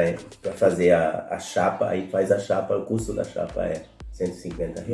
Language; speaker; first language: Portuguese; non-native, fluent; Spanish